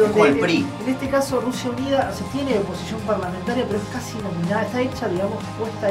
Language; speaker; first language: Spanish; native; Spanish